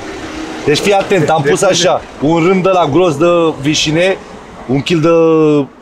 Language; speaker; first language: Romanian; native; Romanian